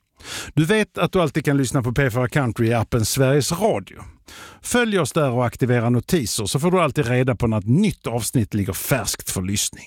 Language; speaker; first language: Swedish; native; Swedish